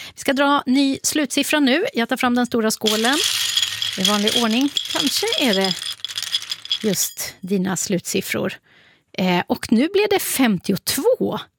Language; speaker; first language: Swedish; native; Swedish